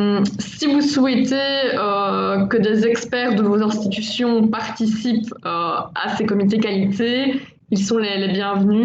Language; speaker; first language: French; native; French